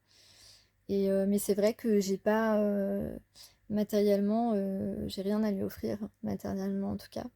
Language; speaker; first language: French; native; French